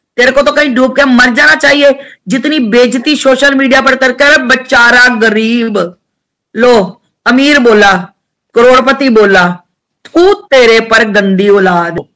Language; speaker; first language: Hindi; native; Hindi